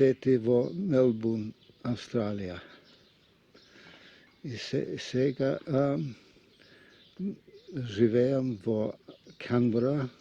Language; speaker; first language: Macedonian; non-native, fluent; Russian